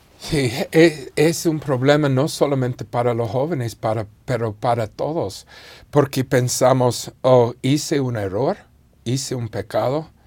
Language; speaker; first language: Spanish; non-native, fluent; English